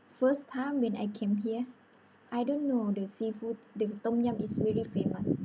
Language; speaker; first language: English; non-native, learner; Thai